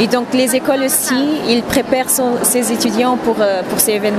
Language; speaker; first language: French; non-native, fluent; Portuguese